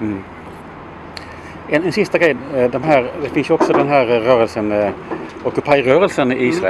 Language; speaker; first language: Swedish; native; Swedish